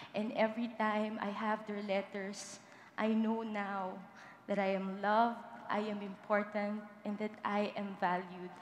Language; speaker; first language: English; non-native, local second language; Filipino